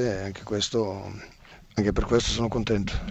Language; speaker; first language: Italian; non-native, fluent; Serbian